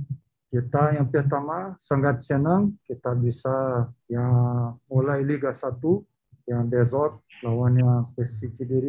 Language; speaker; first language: Indonesian; non-native, learner; Portuguese